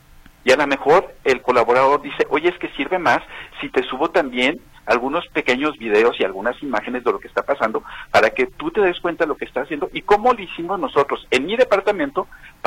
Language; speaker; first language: Spanish; native; Spanish